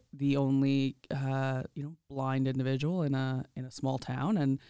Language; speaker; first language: English; native; English